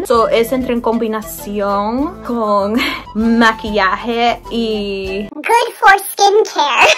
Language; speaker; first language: Spanish; early bilingual, heritage; Spanish